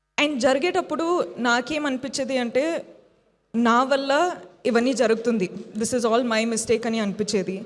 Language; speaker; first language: Telugu; non-native, fluent; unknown